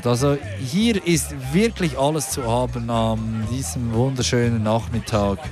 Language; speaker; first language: German; native; German